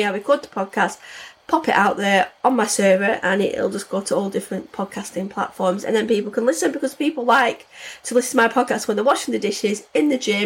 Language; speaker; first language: English; native; English